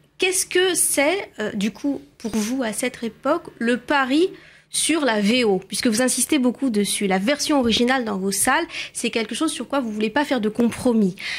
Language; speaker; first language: French; native; French